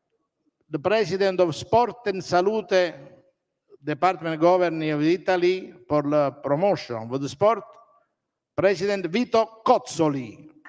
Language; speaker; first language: English; non-native, learner; Italian